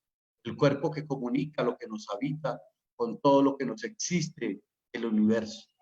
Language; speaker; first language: Spanish; native; Spanish